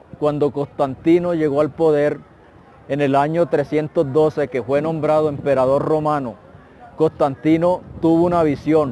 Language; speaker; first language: Spanish; native; Spanish